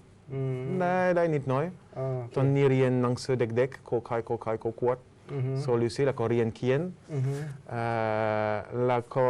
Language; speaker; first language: Thai; non-native, learner; French